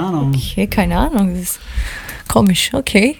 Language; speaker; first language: German; non-native, learner; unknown